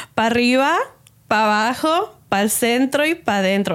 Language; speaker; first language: Spanish; early bilingual, other home language; English